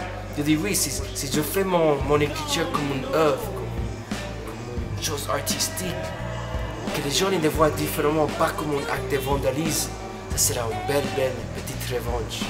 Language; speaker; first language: French; non-native, fluent; English